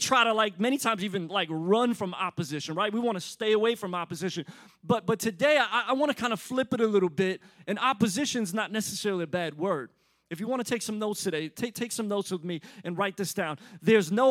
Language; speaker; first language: English; native; English